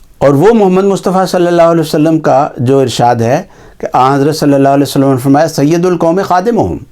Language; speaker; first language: Urdu; native; Urdu